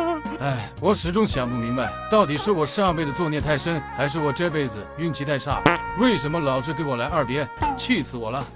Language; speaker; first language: Chinese; native; Chinese